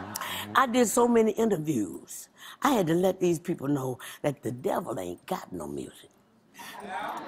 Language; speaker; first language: English; native; English